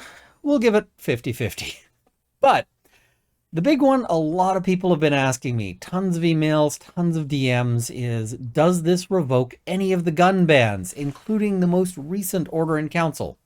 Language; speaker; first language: English; native; English